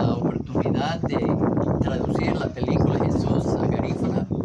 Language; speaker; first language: Spanish; non-native, fluent; English